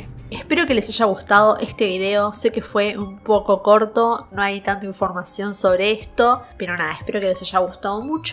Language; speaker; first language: Spanish; native; Spanish